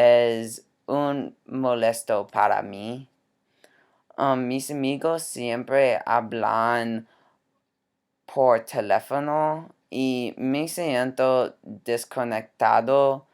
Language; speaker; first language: Spanish; non-native, learner; English